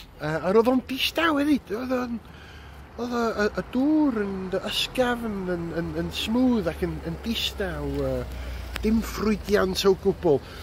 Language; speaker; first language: Welsh; native; Welsh